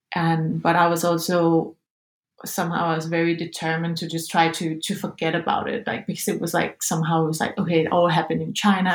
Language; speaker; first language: English; non-native, fluent; Danish